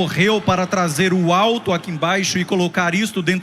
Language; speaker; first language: Portuguese; native; Portuguese